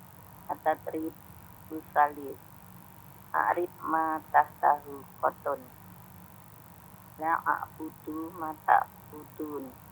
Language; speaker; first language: Arabic; non-native, learner; Indonesian